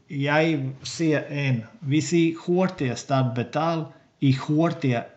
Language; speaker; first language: Swedish; non-native, learner; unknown